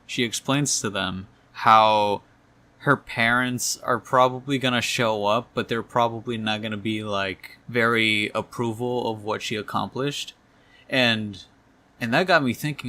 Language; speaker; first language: English; native; English